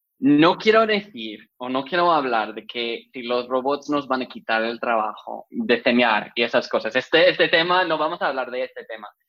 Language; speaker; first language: Spanish; non-native, fluent; English